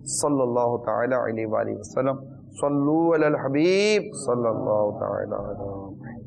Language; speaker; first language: Urdu; native; Urdu